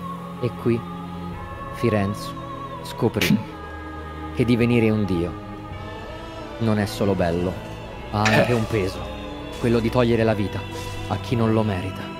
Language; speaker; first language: Italian; native; Italian